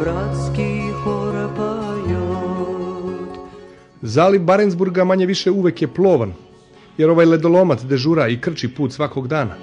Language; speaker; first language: Serbian; native; Serbian